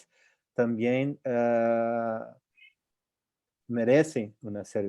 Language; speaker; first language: Spanish; non-native, local second language; Portuguese